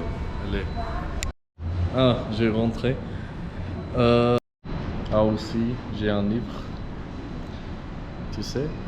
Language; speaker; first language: French; non-native, learner; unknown